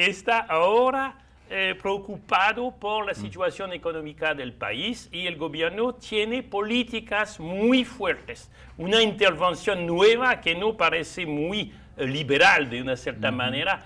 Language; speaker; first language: Spanish; non-native, fluent; French